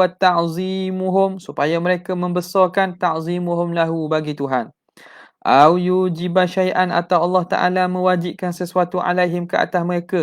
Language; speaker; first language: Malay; native; Malay